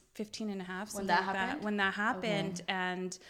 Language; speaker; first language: English; early bilingual, other home language; Armenian